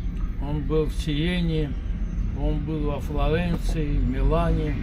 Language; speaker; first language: Russian; non-native, local second language; Armenian